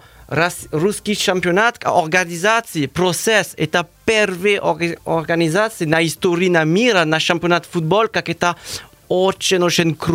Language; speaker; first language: Russian; non-native, learner; French